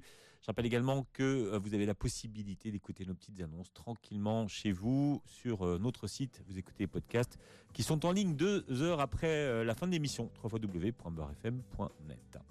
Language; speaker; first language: French; native; French